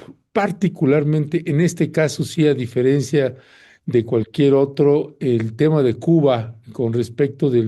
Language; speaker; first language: Spanish; native; Spanish